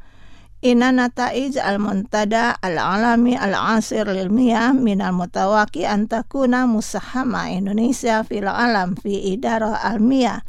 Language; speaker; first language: Arabic; non-native, fluent; Indonesian